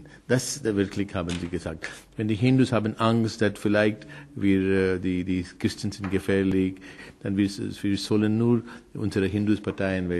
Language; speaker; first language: German; non-native, learner; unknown